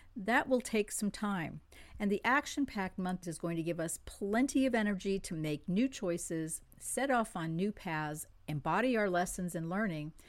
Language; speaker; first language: English; non-native, fluent; French